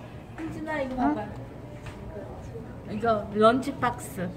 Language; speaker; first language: Korean; native; Korean